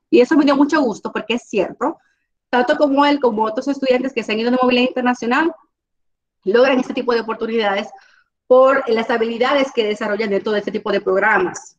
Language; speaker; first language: Spanish; native; Spanish